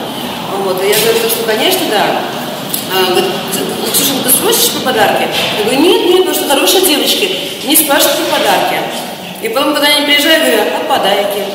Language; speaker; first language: Russian; native; Russian